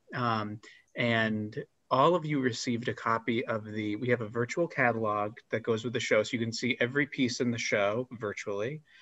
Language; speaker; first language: English; native; English